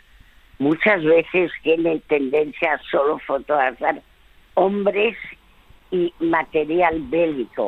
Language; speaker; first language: Spanish; early bilingual, other home language; French